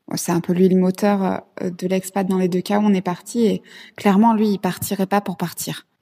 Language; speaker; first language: French; native; French